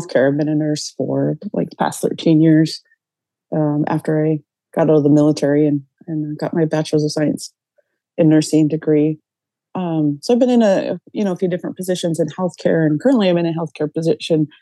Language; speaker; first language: English; native; English